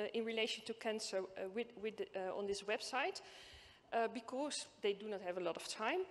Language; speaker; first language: English; non-native, fluent; Dutch